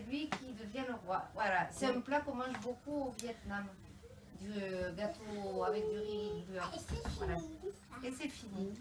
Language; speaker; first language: French; native; French